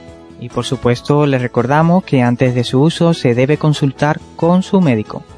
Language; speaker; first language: Spanish; native; Spanish